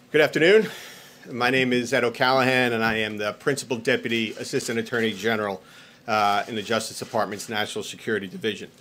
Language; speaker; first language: English; native; English